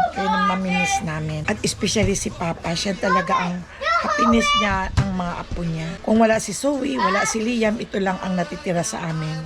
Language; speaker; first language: Filipino; non-native, local second language; Cebuano